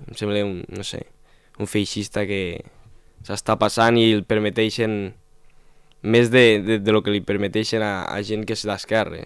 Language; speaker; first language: Catalan; non-native, local second language; Spanish